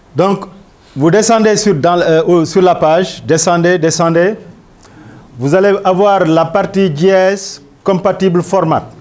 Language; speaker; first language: French; non-native, local second language; Wolof